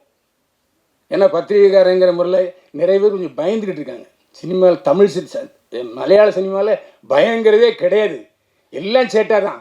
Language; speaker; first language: Tamil; native; Tamil